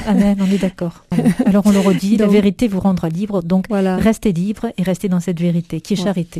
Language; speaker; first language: French; native; French